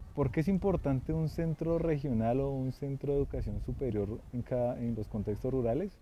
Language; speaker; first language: Spanish; native; Spanish